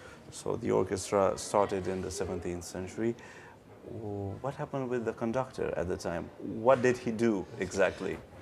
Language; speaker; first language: English; non-native, fluent; Romanian